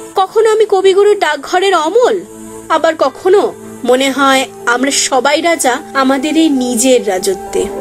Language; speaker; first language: Bangla; native; Bangla